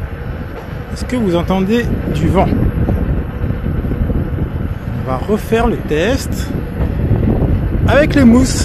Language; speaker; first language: French; native; French